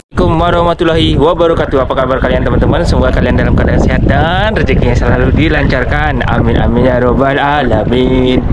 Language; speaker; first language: Indonesian; native; Indonesian